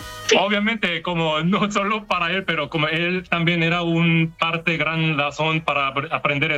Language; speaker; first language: Spanish; non-native, learner; Korean